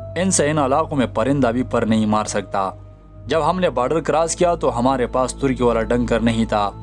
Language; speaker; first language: Urdu; non-native, local second language; Pashto